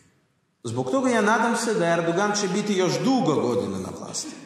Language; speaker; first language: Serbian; non-native, learner; Russian